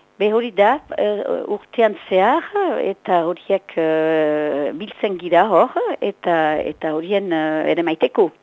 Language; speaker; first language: Basque; native; Basque